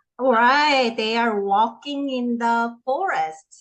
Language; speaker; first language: English; non-native, fluent; Korean